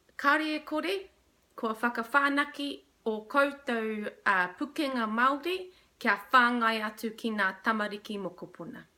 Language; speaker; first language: Māori; non-native, local second language; English